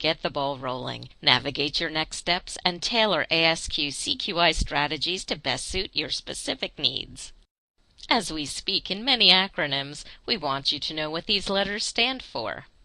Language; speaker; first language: English; native; English